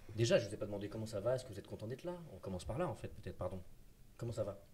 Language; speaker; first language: French; native; French